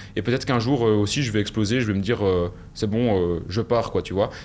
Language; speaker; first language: French; native; French